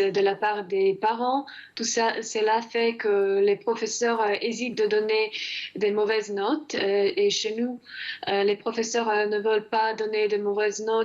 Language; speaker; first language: French; non-native, fluent; Croatian